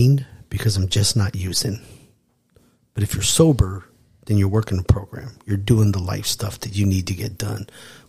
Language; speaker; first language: English; native; English